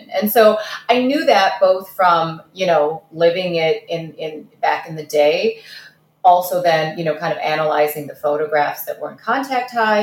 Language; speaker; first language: English; early bilingual, other home language; Russian